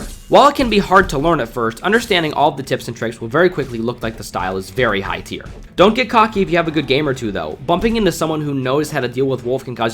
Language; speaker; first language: English; native; English